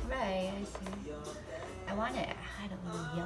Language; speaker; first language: English; native; English